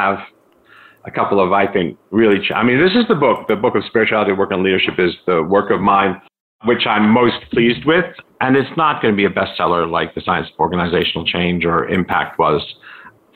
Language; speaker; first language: English; native; English